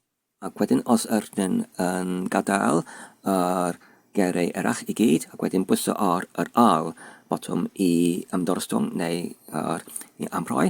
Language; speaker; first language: Welsh; non-native, fluent; English